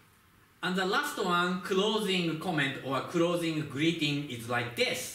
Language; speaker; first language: English; non-native, fluent; Japanese